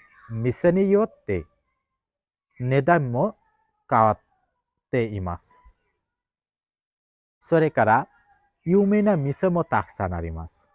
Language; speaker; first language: Japanese; non-native, learner; Bangla